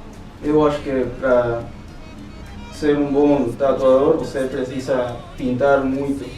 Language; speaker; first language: Portuguese; non-native, fluent; Spanish